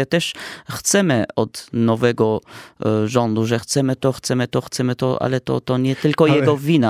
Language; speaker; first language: Polish; non-native, fluent; Arabic